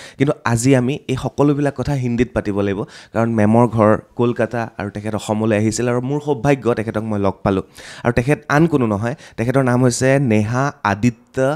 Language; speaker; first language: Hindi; non-native, local second language; Assamese